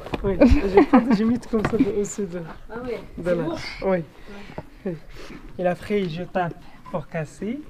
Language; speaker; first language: French; non-native, learner; Arabic